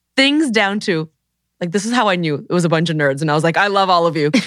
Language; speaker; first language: English; native; English